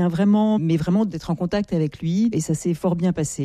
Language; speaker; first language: French; native; French